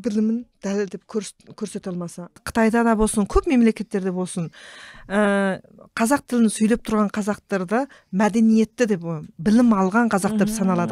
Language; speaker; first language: Kazakh; early bilingual, heritage; Kazakh